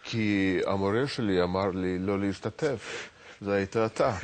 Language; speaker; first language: Hebrew; non-native, fluent; Russian